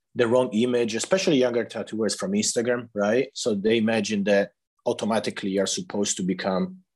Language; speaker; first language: English; non-native, fluent; Italian